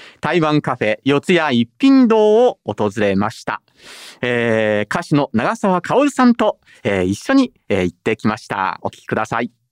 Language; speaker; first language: Japanese; native; Japanese